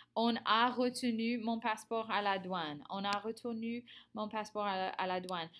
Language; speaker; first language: French; non-native, fluent; English